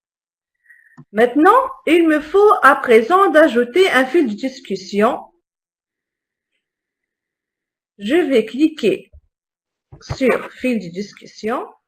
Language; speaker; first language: French; non-native, local second language; Arabic